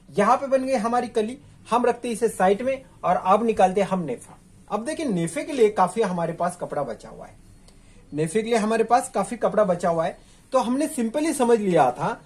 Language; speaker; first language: Hindi; non-native, local second language; Marathi